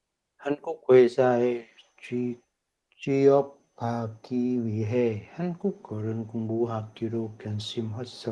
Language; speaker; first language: Korean; non-native, learner; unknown